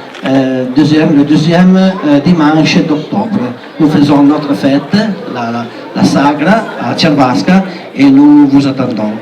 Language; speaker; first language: French; non-native, learner; Italian